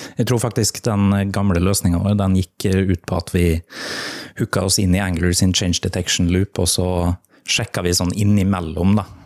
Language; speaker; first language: Norwegian; native; Norwegian